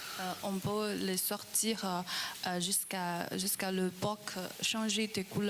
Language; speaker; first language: French; non-native, learner; Chinese